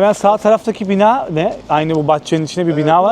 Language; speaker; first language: Turkish; native; Turkish